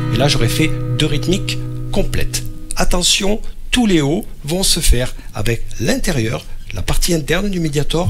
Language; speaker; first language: French; native; French